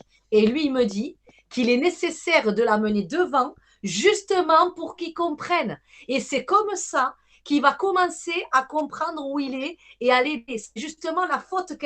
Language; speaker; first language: French; native; French